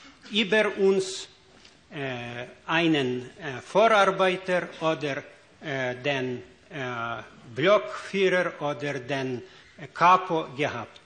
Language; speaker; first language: German; non-native, fluent; Ukrainian